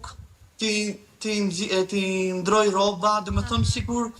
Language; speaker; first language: Albanian; early bilingual, heritage; Albanian